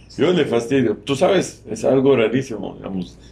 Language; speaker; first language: Spanish; non-native, fluent; Arabic